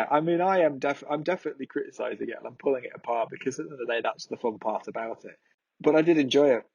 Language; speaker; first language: English; native; English